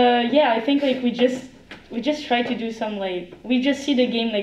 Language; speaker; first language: English; non-native, fluent; French